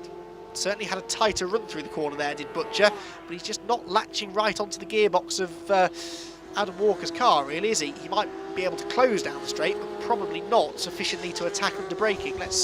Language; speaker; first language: English; native; English